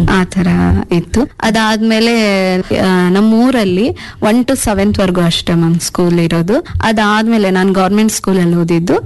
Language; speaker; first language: Kannada; non-native, local second language; Urdu